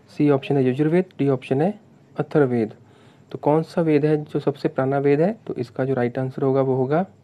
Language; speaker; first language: Hindi; non-native, local second language; Punjabi